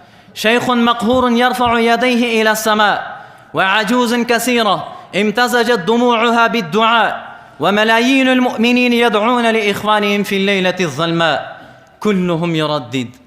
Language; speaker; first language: Arabic; non-native, fluent; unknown